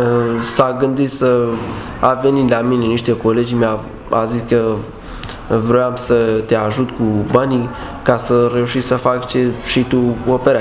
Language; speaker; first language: Romanian; non-native, learner; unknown